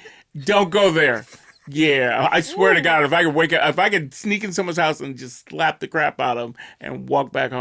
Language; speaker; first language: English; native; English